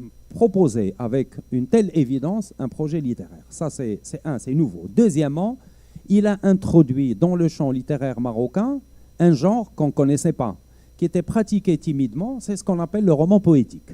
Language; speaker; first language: French; non-native, local second language; Arabic